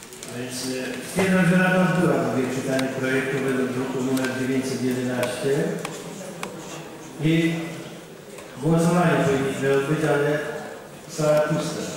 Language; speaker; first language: Polish; native; Polish